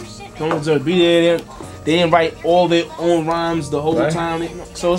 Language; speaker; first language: English; native; English